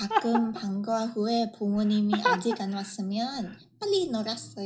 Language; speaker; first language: Korean; non-native, learner; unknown